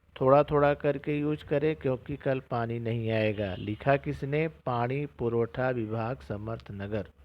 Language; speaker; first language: Hindi; non-native, local second language; Marathi